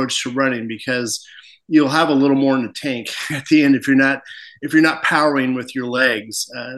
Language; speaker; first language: English; native; English